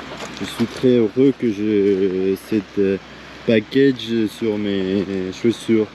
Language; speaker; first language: French; non-native, learner; Russian